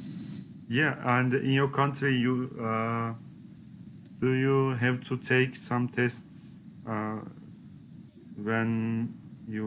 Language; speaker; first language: English; non-native, learner; Turkish